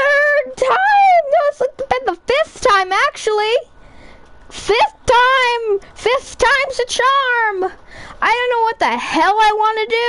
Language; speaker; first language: English; native; English